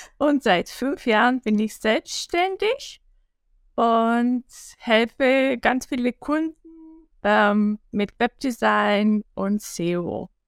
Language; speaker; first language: German; non-native, fluent; Bulgarian